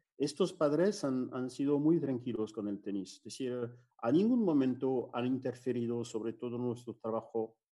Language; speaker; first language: Spanish; non-native, fluent; French